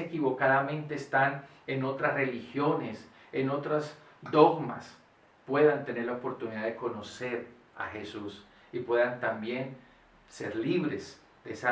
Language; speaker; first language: Spanish; native; Spanish